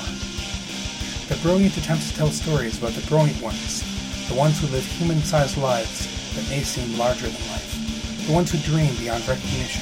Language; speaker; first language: English; native; English